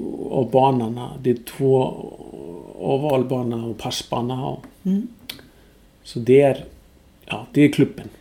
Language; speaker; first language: Swedish; non-native, fluent; Icelandic